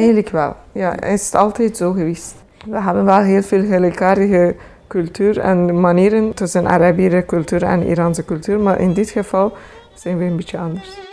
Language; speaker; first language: Dutch; non-native, fluent; Persian